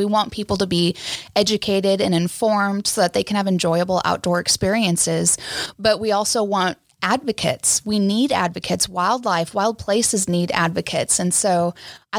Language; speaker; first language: English; native; English